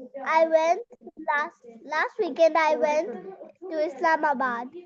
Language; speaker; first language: English; non-native, learner; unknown